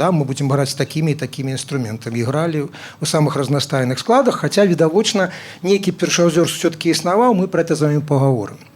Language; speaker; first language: Belarusian; non-native, local second language; Russian